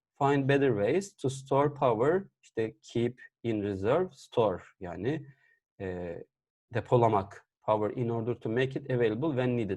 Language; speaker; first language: English; non-native, fluent; Turkish